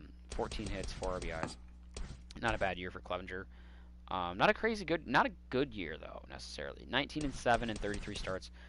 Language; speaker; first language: English; native; English